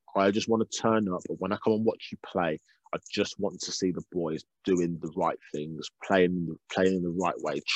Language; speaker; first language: English; native; English